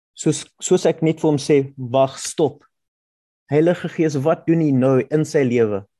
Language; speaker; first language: Afrikaans; non-native, local second language; German